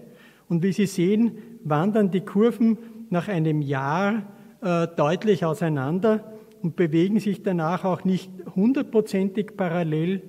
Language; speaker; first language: German; native; German